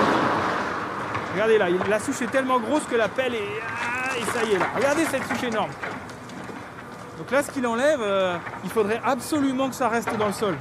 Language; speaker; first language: French; native; French